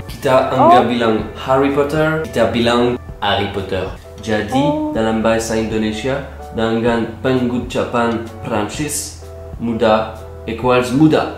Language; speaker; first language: Indonesian; non-native, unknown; French